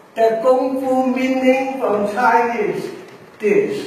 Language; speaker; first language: English; non-native, learner; Chinese